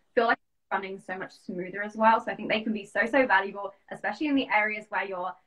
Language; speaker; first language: English; native; English